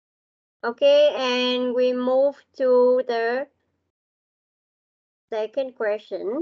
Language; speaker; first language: English; non-native, learner; Vietnamese